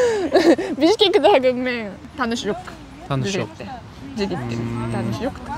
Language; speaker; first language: Kyrgyz; non-native, learner; Japanese